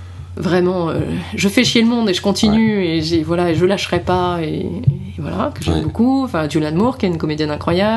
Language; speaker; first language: French; native; French